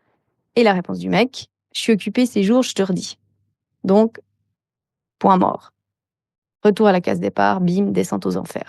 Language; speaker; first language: French; native; French